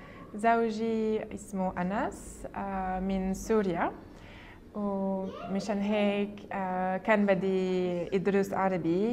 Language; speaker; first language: Arabic; non-native, learner; German